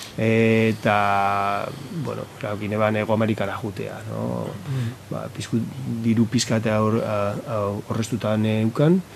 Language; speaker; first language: Basque; non-native, local second language; Spanish